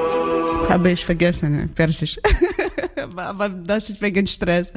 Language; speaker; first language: German; non-native, learner; Ukrainian